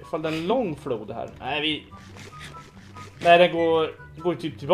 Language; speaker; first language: Swedish; native; Swedish